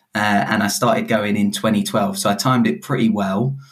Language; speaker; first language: English; native; English